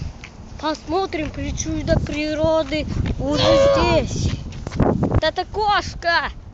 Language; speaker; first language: Russian; non-native, local second language; Kazakh